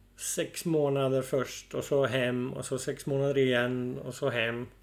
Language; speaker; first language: Swedish; non-native, fluent; Dutch